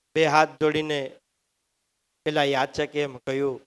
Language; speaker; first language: Hindi; non-native, local second language; Gujarati